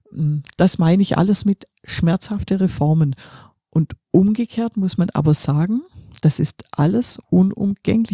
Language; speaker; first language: German; native; German